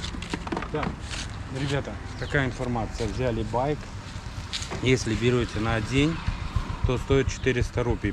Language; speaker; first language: Russian; native; Russian